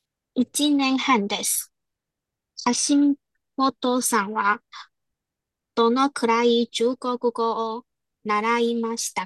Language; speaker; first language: Japanese; non-native, learner; Chinese